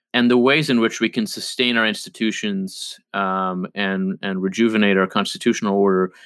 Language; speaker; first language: English; early bilingual, other home language; Hebrew